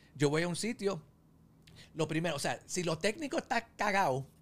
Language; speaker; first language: Spanish; early bilingual, heritage; Spanish